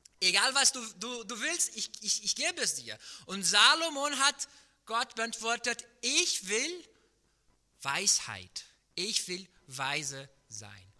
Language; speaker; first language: German; non-native, fluent; Portuguese